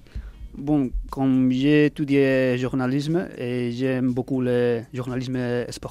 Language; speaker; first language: French; early bilingual, heritage; Spanish